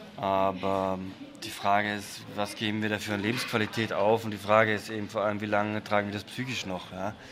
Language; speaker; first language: German; native; German